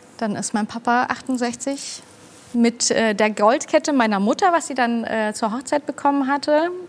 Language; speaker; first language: German; early bilingual, other home language; Turkish